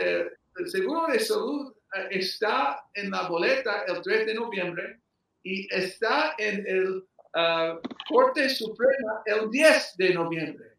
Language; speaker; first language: Spanish; early bilingual, heritage; English